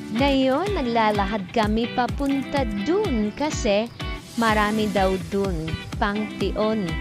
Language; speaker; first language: Filipino; non-native, local second language; Waray